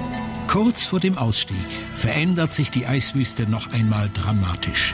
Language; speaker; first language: German; native; German